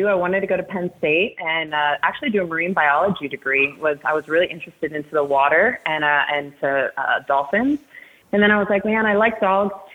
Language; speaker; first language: English; native; English